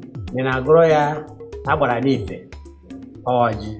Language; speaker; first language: Igbo; native; Igbo